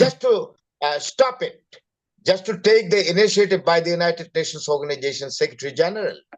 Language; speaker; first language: English; non-native, local second language; Bangla